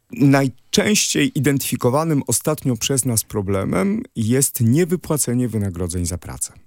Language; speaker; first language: Polish; native; Polish